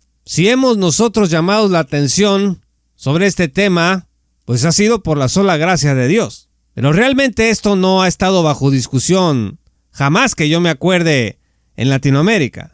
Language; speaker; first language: Spanish; native; Spanish